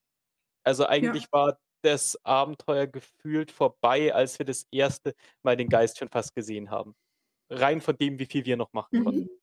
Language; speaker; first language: German; native; German